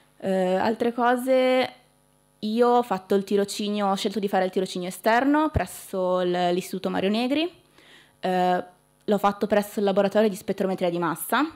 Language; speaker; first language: Italian; native; Italian